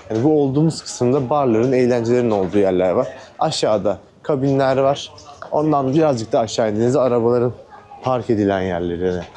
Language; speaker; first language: Turkish; native; Turkish